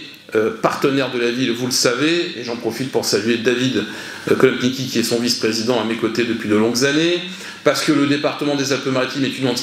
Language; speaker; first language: French; native; French